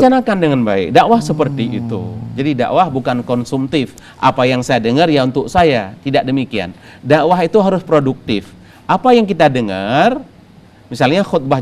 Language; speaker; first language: Indonesian; native; Indonesian